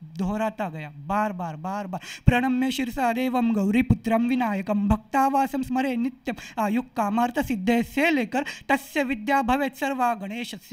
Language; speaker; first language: Hindi; non-native, local second language; Marathi